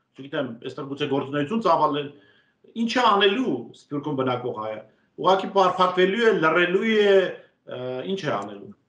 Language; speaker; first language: Armenian; native; Armenian